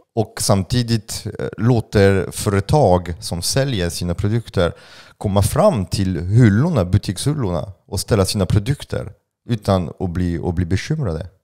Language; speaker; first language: Swedish; non-native, fluent; French